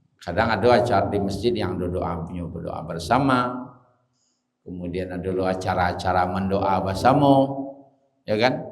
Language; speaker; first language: Malay; non-native, local second language; Minangkabau